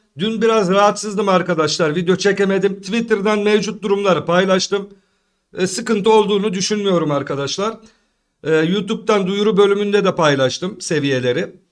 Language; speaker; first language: Turkish; native; Turkish